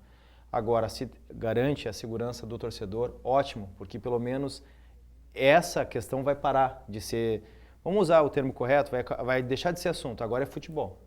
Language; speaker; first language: Portuguese; native; Portuguese